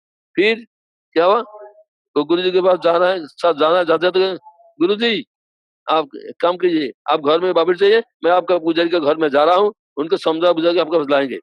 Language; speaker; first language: Hindi; non-native, local second language; Bangla